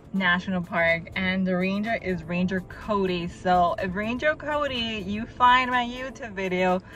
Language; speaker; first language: English; native; English